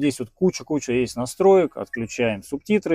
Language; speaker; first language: Russian; native; Russian